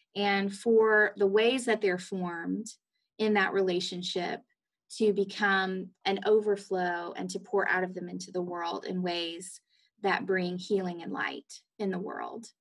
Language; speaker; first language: English; native; English